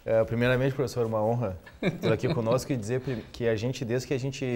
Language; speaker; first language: Portuguese; native; Portuguese